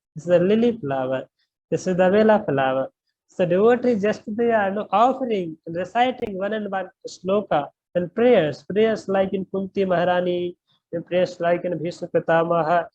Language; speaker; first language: English; non-native, local second language; Hindi